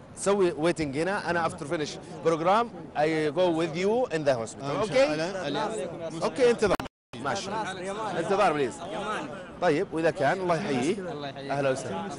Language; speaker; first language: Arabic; native; Arabic